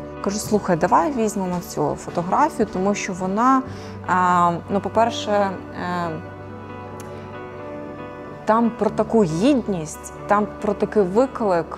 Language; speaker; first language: Ukrainian; native; Ukrainian